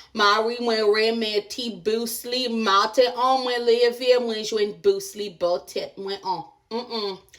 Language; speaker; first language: Haitian Creole; native; Haitian Creole